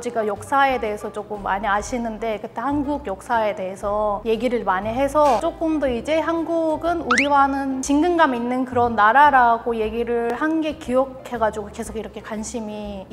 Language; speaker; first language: Korean; non-native, fluent; Turkish